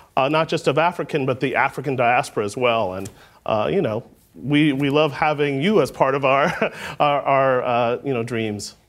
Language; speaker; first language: English; native; English